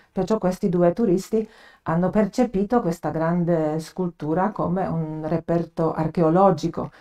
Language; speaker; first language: Italian; non-native, fluent; Polish